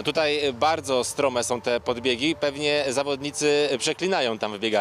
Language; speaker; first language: Polish; native; Polish